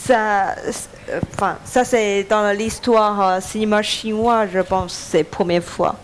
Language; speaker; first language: French; non-native, learner; Chinese